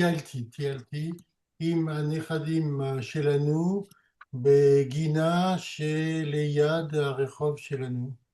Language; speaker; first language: Hebrew; non-native, learner; French